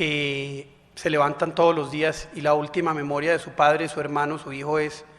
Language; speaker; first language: Spanish; native; Spanish